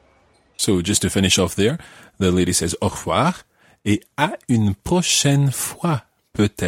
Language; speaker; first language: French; non-native, fluent; English